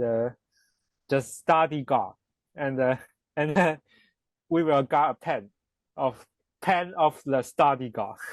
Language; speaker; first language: English; non-native, learner; Chinese